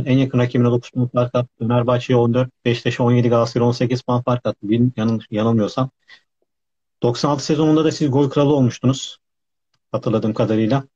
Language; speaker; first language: Turkish; native; Turkish